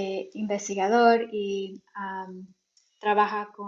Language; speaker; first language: Spanish; early bilingual, heritage; Spanish